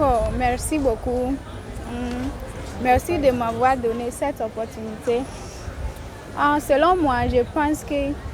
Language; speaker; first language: French; non-native, learner; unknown